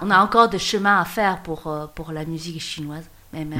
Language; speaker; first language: French; non-native, learner; Chinese